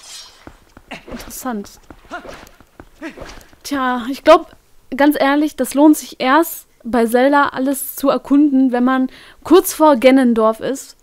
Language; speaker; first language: German; native; German